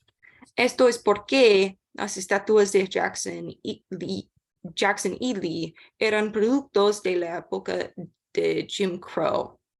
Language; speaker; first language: Spanish; non-native, learner; English